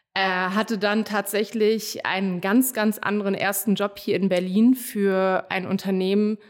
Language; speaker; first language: German; native; German